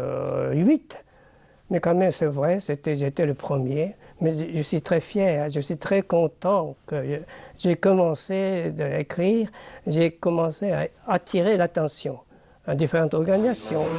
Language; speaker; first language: French; non-native, fluent; Japanese